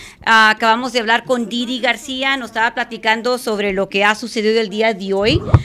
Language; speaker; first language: Spanish; native; Spanish